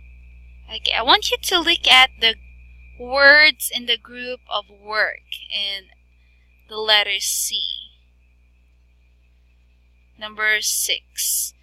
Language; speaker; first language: English; non-native, fluent; Filipino